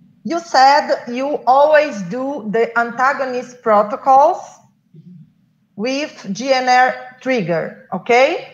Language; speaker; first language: English; non-native, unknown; Portuguese